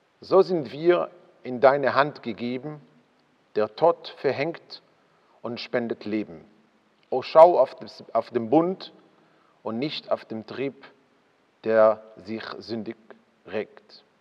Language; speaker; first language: German; non-native, fluent; Hebrew